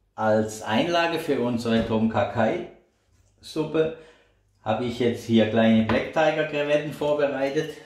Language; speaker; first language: German; native; German